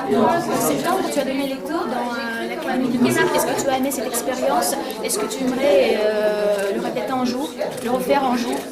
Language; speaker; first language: French; non-native, learner; Russian